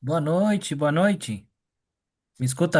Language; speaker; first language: Portuguese; non-native, learner; Spanish